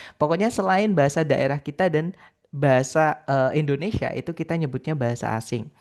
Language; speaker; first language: Indonesian; non-native, local second language; Javanese